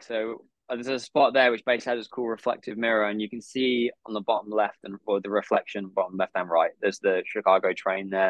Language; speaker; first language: English; native; English